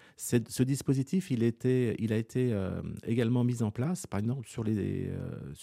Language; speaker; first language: French; native; French